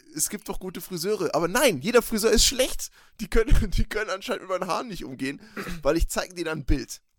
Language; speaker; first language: German; early bilingual, other home language; Turkish